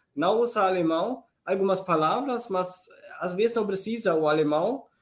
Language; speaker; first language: Portuguese; non-native, fluent; German